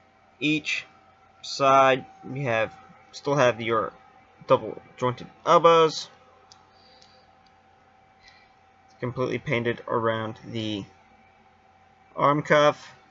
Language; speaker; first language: English; native; English